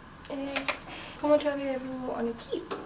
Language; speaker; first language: French; non-native, learner; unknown